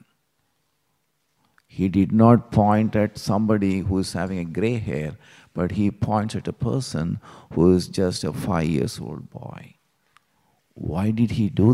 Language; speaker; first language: English; non-native, local second language; Telugu